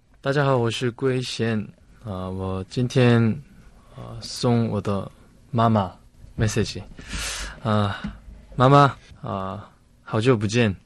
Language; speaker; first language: Chinese; non-native, learner; Korean